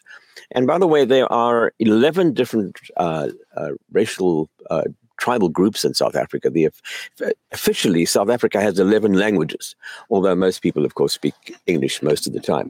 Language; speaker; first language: English; native; English